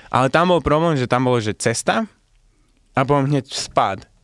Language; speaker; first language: Slovak; early bilingual, heritage; Arabic